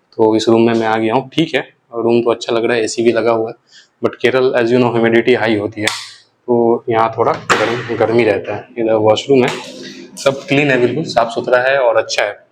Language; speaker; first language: Hindi; native; Hindi